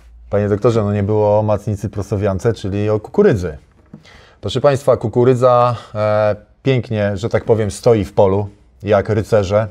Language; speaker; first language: Polish; native; Polish